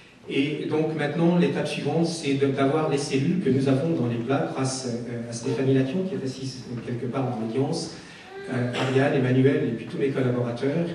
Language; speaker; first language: French; native; French